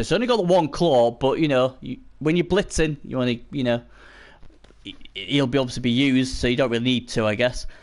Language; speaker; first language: English; native; English